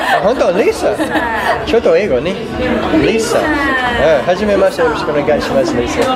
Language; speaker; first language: Japanese; non-native, learner; English